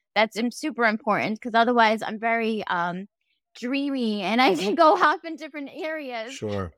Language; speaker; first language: English; native; English